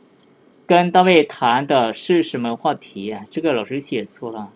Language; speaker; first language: Chinese; non-native, fluent; Lao